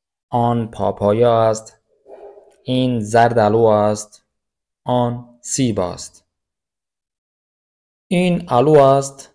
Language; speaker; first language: Persian; non-native, fluent; Urdu